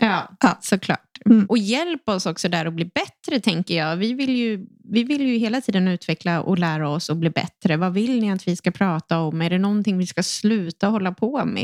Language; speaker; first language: Swedish; native; Swedish